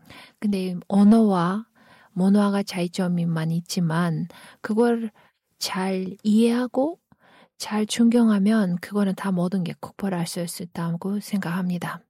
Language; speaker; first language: Korean; non-native, learner; Kyrgyz